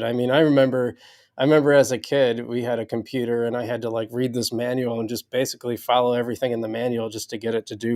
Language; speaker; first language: English; native; English